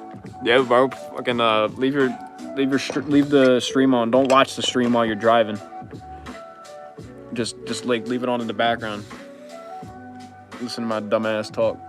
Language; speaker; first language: English; native; English